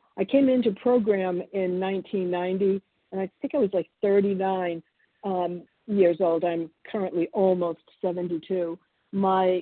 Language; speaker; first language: English; early bilingual, other home language; Italian